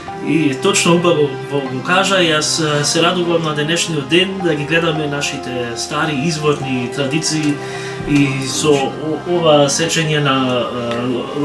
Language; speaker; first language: Macedonian; early bilingual, heritage; Macedonian